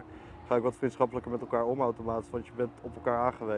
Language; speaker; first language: Dutch; native; Dutch